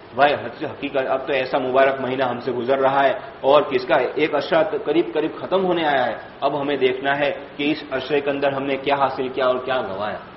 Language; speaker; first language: Urdu; native; Urdu